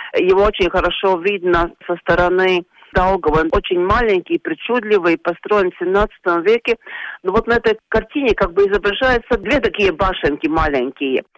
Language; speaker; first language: Russian; non-native, local second language; Latvian